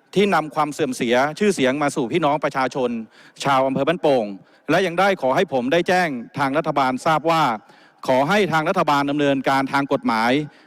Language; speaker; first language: Thai; native; Thai